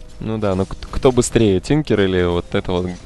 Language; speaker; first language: Russian; native; Russian